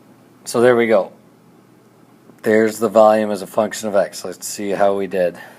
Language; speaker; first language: English; native; English